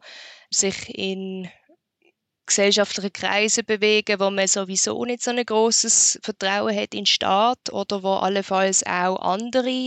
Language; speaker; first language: German; native; German